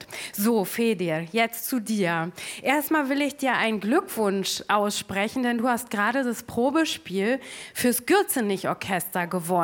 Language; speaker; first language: German; native; German